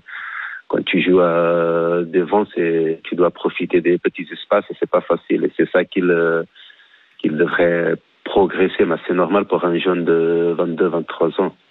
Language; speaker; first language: French; non-native, fluent; Portuguese